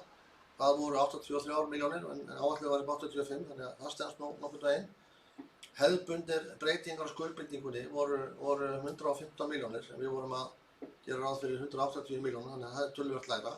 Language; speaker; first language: Icelandic; native; Icelandic